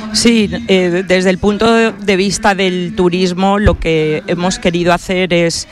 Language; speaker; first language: Spanish; native; Spanish